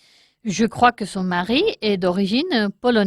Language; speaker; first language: French; non-native, learner; Spanish